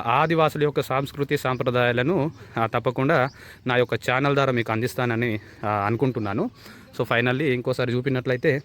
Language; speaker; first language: Telugu; non-native, local second language; Gondi